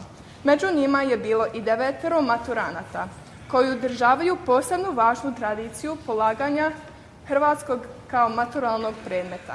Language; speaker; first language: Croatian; early bilingual, heritage; Croatian